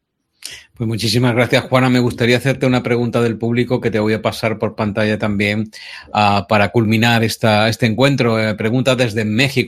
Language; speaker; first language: Spanish; native; Spanish